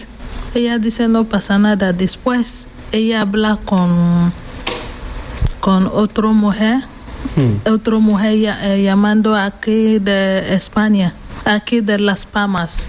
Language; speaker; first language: Spanish; non-native, learner; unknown